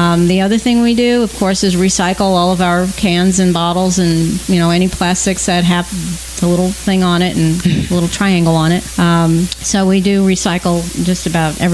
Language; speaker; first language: English; native; English